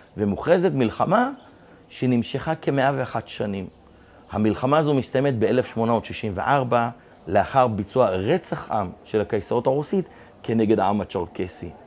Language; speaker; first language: Hebrew; non-native, local second language; Adyghe